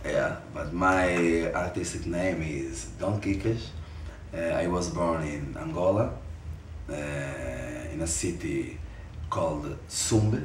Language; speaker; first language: English; non-native, fluent; Portuguese